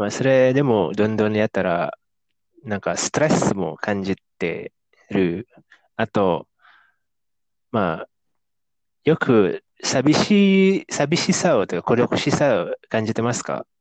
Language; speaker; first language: Japanese; non-native, fluent; Indonesian